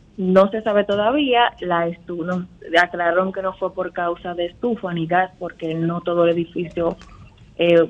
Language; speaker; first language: Spanish; native; Spanish